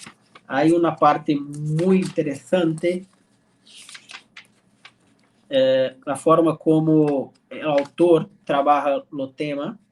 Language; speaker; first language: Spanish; non-native, learner; Portuguese